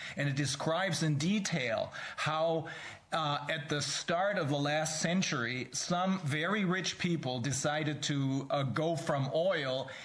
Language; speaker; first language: English; non-native, fluent; German